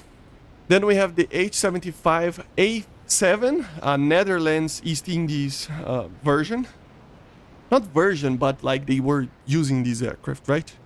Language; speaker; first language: English; non-native, fluent; Portuguese